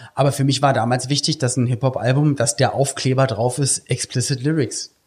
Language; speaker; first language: German; native; German